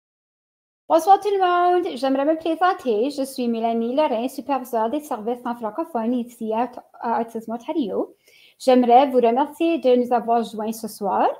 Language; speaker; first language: French; native; French